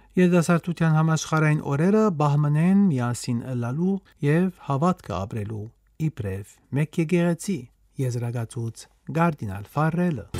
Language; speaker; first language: Armenian; early bilingual, heritage; Armenian